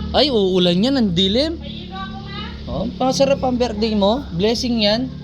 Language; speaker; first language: Filipino; non-native, local second language; Bikol